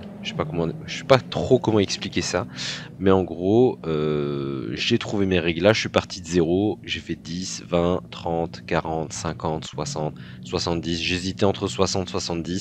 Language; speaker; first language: French; native; French